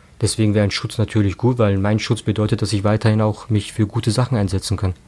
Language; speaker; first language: German; early bilingual, other home language; Turkish